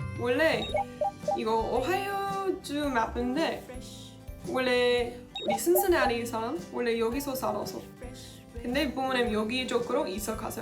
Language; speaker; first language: Korean; non-native, learner; English